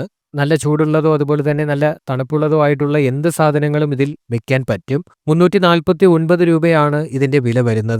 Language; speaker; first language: Malayalam; native; Malayalam